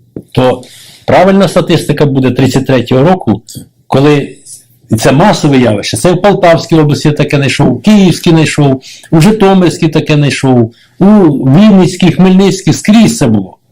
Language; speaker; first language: Ukrainian; native; Ukrainian